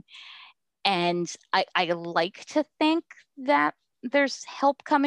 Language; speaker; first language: English; native; English